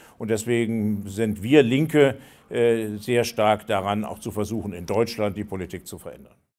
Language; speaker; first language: German; native; German